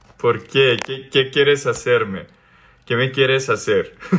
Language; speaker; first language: Spanish; non-native, learner; Serbian